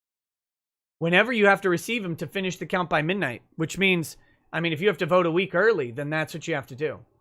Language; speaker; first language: English; native; English